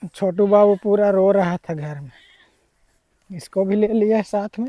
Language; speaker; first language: Hindi; native; Hindi